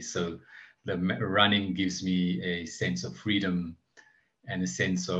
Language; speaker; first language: English; native; English